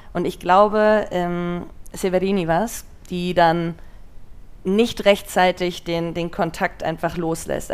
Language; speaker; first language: German; native; German